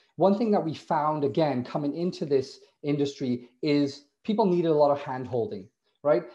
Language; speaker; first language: English; native; English